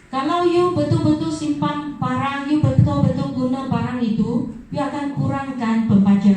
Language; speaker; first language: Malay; non-native, local second language; Chinese